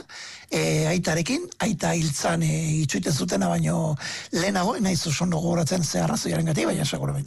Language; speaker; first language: Basque; native; Basque